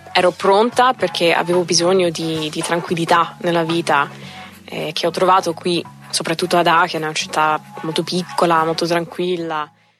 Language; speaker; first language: Italian; non-native, fluent; English